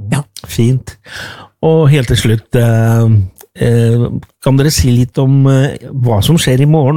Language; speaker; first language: Norwegian; non-native, fluent; Spanish